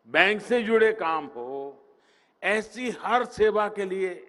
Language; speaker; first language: Hindi; non-native, local second language; Gujarati